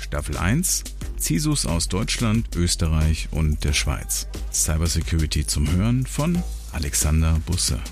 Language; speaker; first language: German; native; German